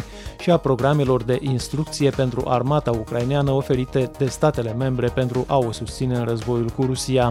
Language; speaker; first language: Romanian; native; Romanian